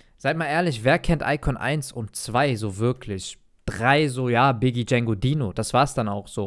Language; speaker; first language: German; native; German